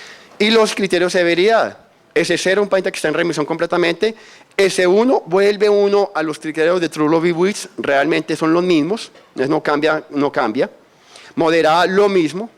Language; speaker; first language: Spanish; native; Spanish